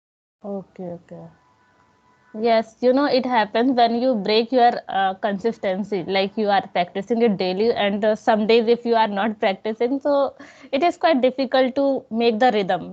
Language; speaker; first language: English; non-native, local second language; Hindi